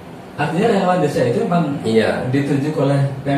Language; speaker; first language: Indonesian; native; Indonesian